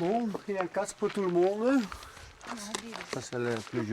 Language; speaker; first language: French; non-native, fluent; Dutch